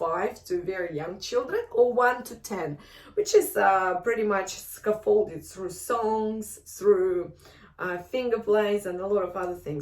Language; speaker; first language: English; non-native, fluent; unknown